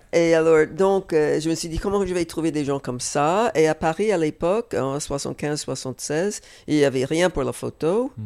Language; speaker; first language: French; non-native, fluent; English